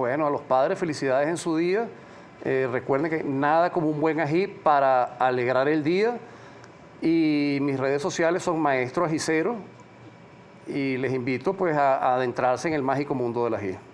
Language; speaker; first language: Spanish; native; Spanish